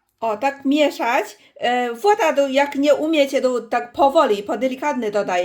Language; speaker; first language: Polish; non-native, learner; Chinese